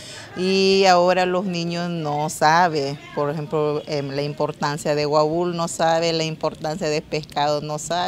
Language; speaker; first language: Spanish; non-native, local second language; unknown